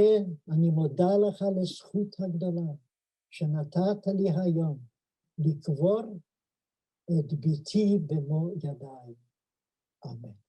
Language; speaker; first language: Hebrew; non-native, fluent; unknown